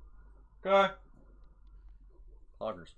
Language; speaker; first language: English; native; English